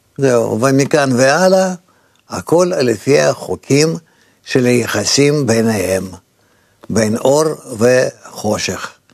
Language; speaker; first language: Hebrew; non-native, fluent; Russian